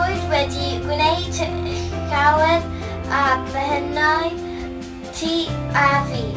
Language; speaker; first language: Welsh; non-native, local second language; English